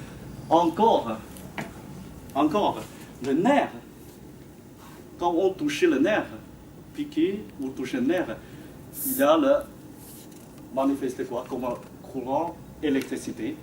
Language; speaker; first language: French; non-native, fluent; Chinese